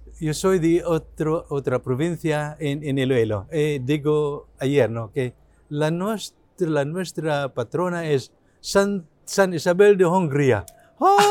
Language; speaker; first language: Spanish; non-native, learner; Cebuano